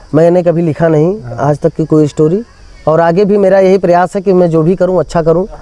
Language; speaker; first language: Hindi; native; Hindi